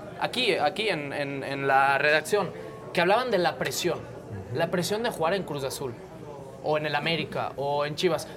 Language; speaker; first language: Spanish; non-native, local second language; Catalan